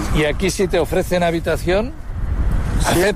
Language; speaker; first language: Spanish; native; Spanish